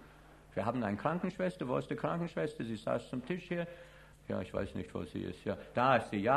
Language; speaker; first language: German; non-native, fluent; English